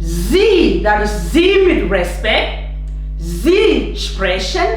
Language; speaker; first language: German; non-native, fluent; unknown